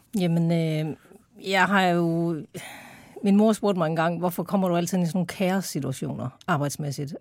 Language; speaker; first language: Danish; native; Danish